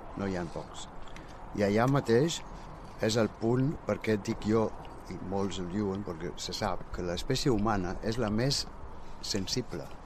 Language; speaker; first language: Catalan; non-native, fluent; German